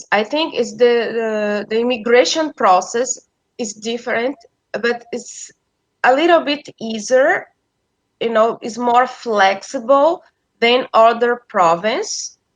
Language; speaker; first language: English; non-native, fluent; Portuguese